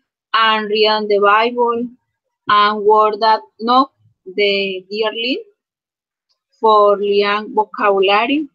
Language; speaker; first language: English; non-native, learner; Spanish